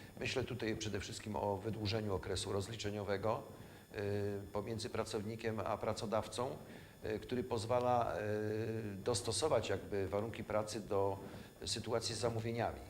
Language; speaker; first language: Polish; native; Polish